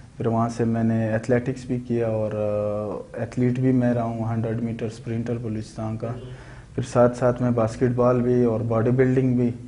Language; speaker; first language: Urdu; non-native, local second language; Pashto